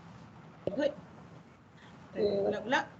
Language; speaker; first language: Malay; native; Malay